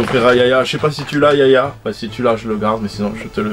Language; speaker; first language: French; native; French